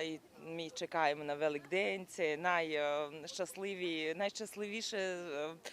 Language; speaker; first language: Ukrainian; non-native, learner; Serbian